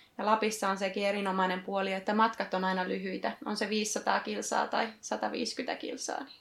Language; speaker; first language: Finnish; early bilingual, other home language; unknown